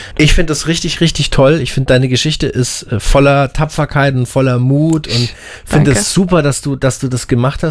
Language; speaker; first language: German; native; German